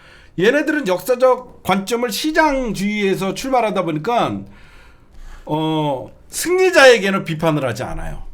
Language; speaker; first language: Korean; native; Korean